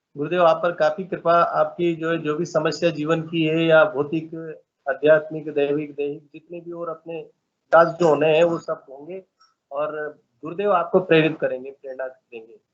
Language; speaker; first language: Hindi; native; Hindi